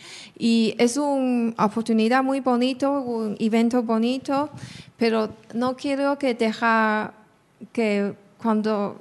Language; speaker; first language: Spanish; non-native, fluent; Chinese